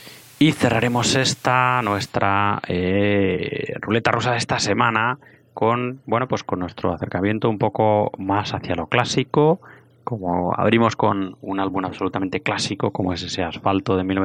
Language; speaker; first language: Spanish; native; Spanish